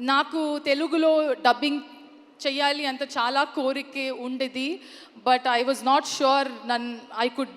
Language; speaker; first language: Telugu; non-native, learner; Kannada